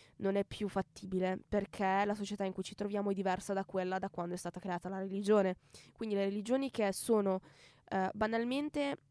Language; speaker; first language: Italian; native; Italian